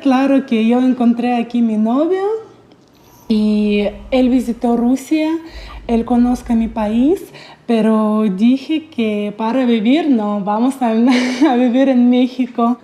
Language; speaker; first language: Spanish; non-native, fluent; Russian